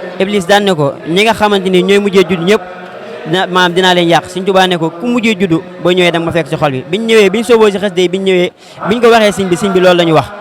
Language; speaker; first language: Wolof; native; Wolof